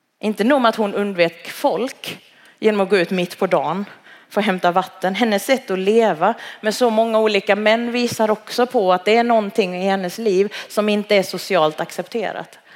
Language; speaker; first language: Swedish; early bilingual, other home language; Cantonese